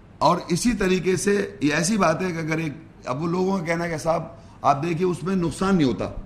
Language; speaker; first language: Urdu; native; Urdu